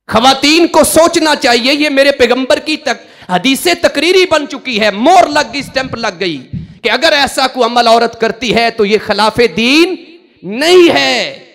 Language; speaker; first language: Urdu; non-native, local second language; Punjabi